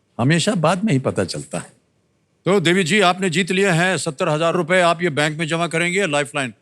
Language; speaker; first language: Hindi; native; Hindi